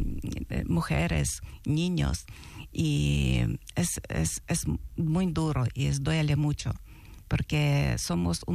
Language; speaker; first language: Spanish; non-native, learner; Ukrainian